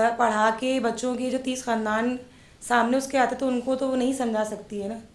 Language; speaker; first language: Urdu; native; Urdu